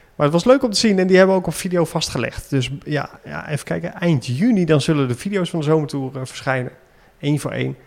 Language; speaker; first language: Dutch; native; Dutch